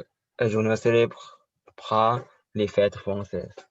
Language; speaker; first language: French; non-native, learner; Chinese